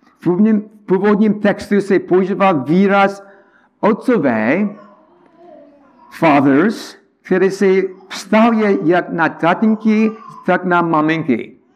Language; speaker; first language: Czech; non-native, learner; English